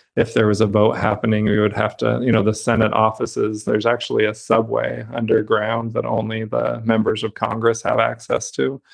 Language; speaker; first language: English; native; English